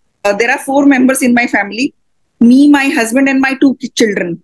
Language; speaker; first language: English; non-native, local second language; Hindi